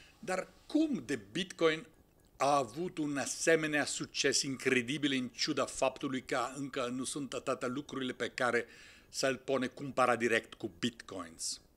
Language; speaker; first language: Romanian; non-native, fluent; Italian